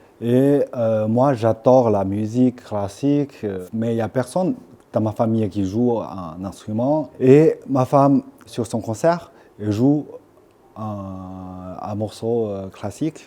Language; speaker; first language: French; non-native, fluent; Chinese